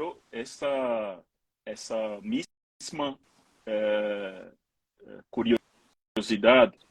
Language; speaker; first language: Spanish; non-native, fluent; Portuguese